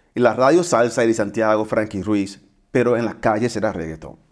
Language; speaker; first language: Spanish; early bilingual, heritage; Spanish